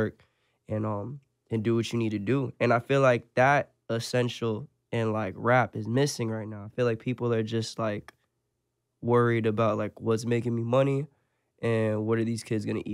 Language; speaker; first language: English; native; English